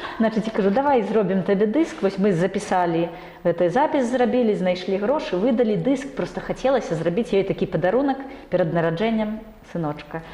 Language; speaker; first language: Belarusian; non-native, local second language; Russian